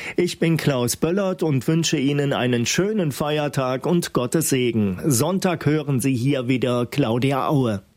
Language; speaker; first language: German; native; German